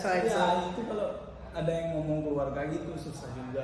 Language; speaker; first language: Indonesian; non-native, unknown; Malayalam